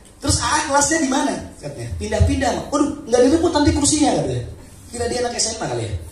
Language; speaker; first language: Indonesian; non-native, local second language; Sundanese